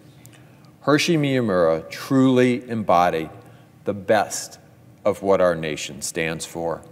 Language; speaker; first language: English; native; English